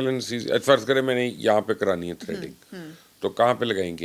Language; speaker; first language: Urdu; native; Urdu